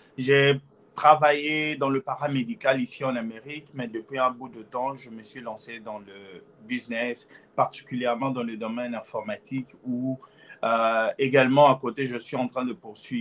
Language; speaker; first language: French; non-native, local second language; Lingala